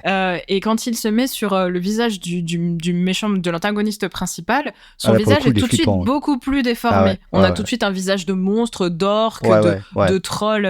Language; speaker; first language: French; native; French